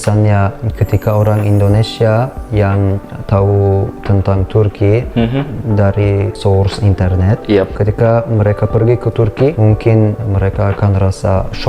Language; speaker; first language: Indonesian; non-native, learner; Turkish